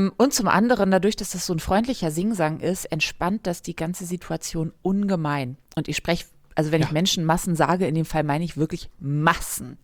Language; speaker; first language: German; native; German